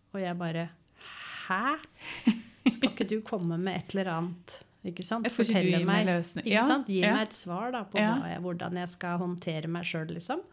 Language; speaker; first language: Norwegian; native; Norwegian